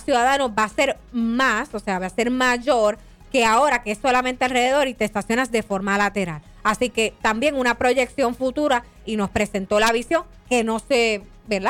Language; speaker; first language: Spanish; native; Spanish